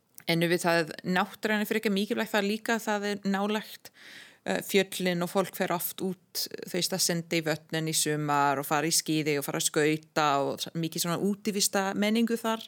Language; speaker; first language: Icelandic; non-native, fluent; English